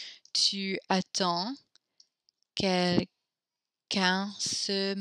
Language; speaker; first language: French; non-native, learner; English